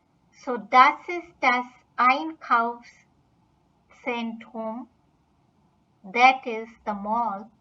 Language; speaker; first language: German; non-native, fluent; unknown